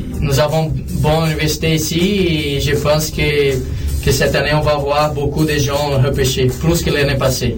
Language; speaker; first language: French; non-native, fluent; Portuguese